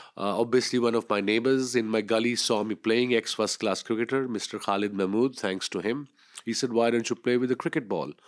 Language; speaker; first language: English; non-native, local second language; Urdu